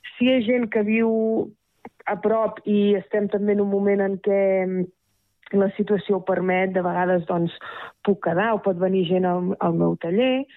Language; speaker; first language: Catalan; native; Catalan